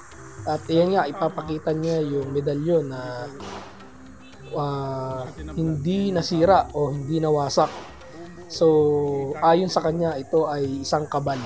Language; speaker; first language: Filipino; native; Filipino